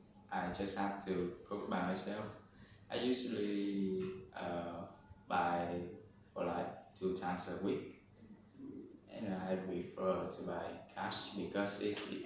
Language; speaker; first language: English; non-native, learner; Vietnamese